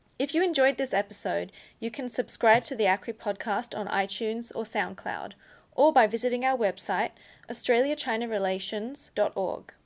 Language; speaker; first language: English; native; English